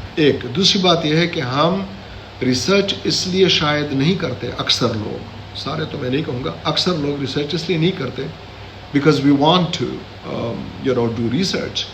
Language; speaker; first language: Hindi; non-native, local second language; Pashto